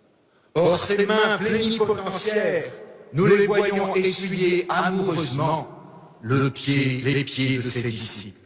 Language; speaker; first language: French; native; French